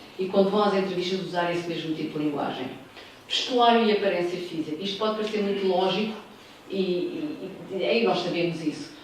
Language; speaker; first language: Portuguese; native; Portuguese